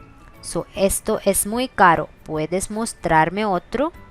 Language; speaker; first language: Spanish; non-native, fluent; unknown